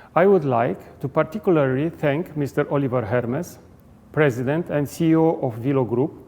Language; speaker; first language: English; non-native, fluent; Romanian